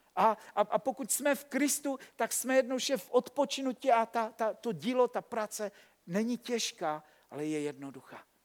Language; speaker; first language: Czech; native; Czech